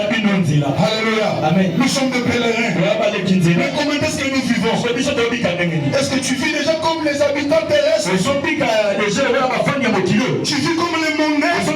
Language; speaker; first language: French; non-native, local second language; Lingala